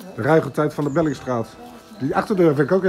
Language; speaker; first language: Dutch; native; Dutch